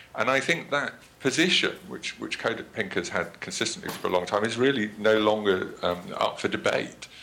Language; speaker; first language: English; native; English